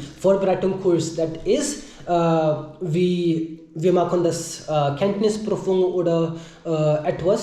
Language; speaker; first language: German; non-native, learner; Hindi